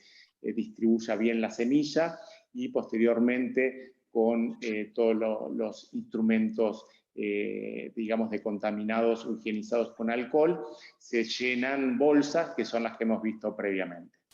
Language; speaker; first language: Spanish; native; Spanish